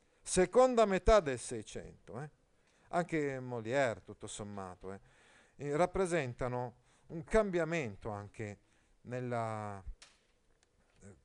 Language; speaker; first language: Italian; native; Italian